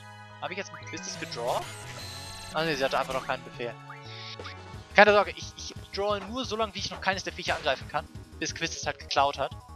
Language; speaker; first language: German; native; German